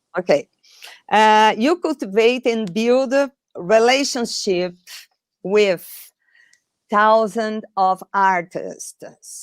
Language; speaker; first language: English; non-native, fluent; Portuguese